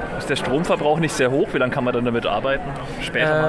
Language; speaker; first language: German; native; German